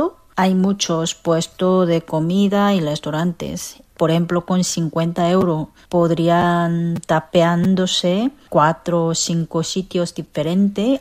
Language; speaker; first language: Spanish; non-native, fluent; Korean